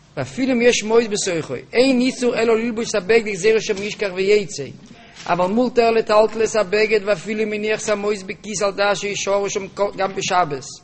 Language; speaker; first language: Hebrew; native; Hebrew